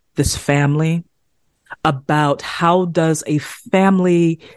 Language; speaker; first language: English; native; English